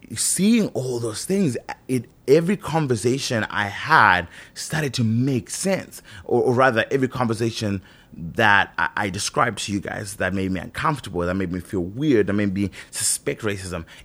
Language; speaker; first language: English; non-native, local second language; Shona